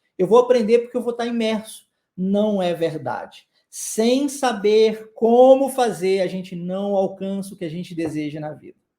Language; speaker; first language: Portuguese; native; Portuguese